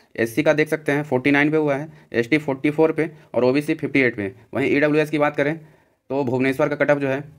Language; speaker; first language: Hindi; native; Hindi